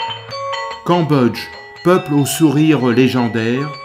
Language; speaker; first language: French; native; French